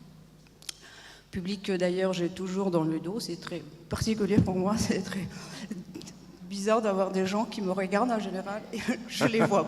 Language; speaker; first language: French; non-native, fluent; Spanish